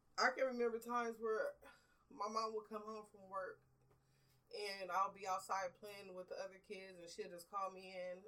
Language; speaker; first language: English; native; English